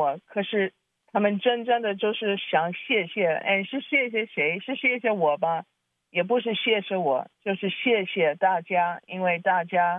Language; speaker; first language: Chinese; early bilingual, heritage; Chinese